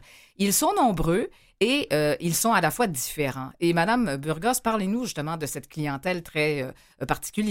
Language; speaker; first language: French; native; French